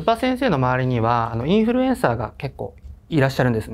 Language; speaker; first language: Japanese; non-native, fluent; English